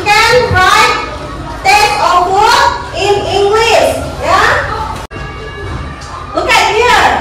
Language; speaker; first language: English; non-native, learner; Indonesian